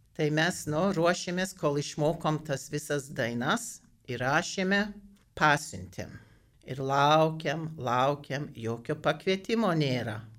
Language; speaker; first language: Lithuanian; early bilingual, heritage; Lithuanian